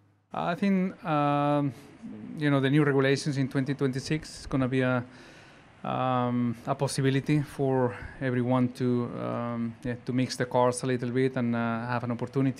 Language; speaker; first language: English; non-native, fluent; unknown